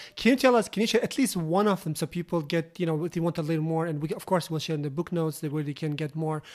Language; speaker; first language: English; non-native, fluent; Uzbek